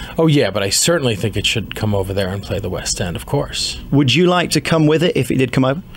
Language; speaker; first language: English; native; English